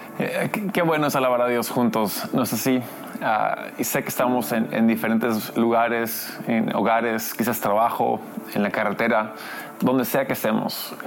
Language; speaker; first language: Spanish; early bilingual, other home language; English